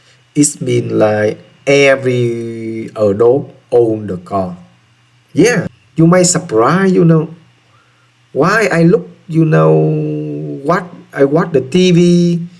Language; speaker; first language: English; non-native, learner; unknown